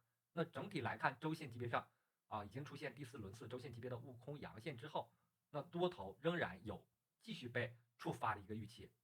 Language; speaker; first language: Chinese; native; Chinese